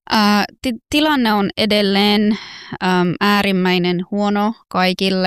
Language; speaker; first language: Finnish; non-native, fluent; Persian